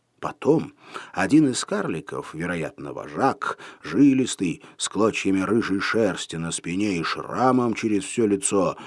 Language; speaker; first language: Russian; native; Russian